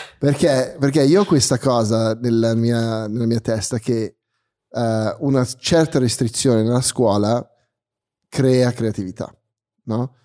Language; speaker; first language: Italian; early bilingual, heritage; Italian